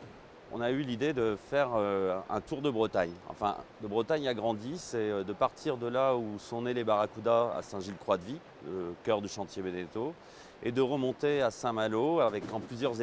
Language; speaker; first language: French; native; French